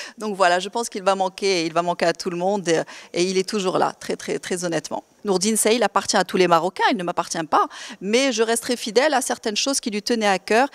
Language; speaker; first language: French; non-native, local second language; Arabic